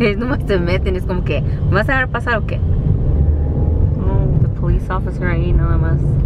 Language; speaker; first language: Spanish; early bilingual, heritage; Spanish